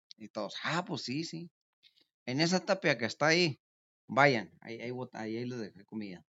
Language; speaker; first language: Spanish; native; Spanish